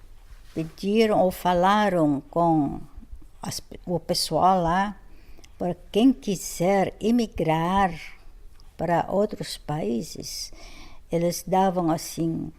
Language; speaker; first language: Portuguese; non-native, fluent; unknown